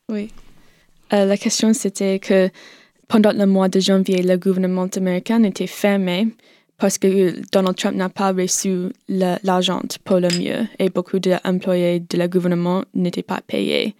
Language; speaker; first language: French; non-native, learner; English